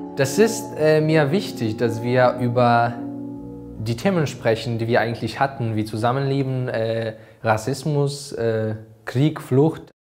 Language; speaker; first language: German; non-native, fluent; Polish